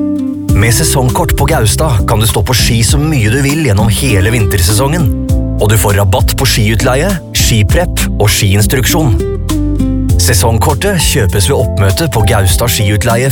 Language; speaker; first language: Norwegian; native; Norwegian